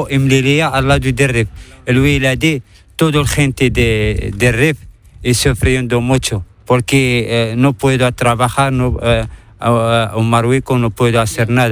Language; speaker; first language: Spanish; non-native, learner; Arabic